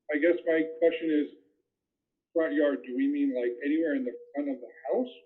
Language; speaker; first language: English; native; English